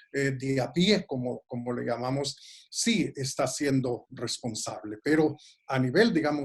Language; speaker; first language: Spanish; native; Spanish